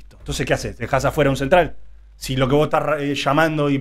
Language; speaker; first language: Spanish; native; Spanish